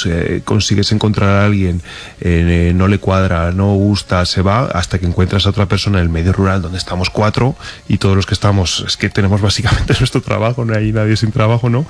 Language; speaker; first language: Spanish; native; Spanish